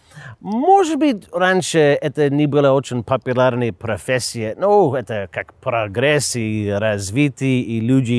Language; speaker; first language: Russian; non-native, learner; English